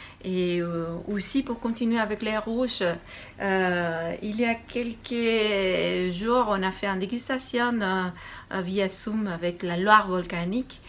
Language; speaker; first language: French; non-native, fluent; Spanish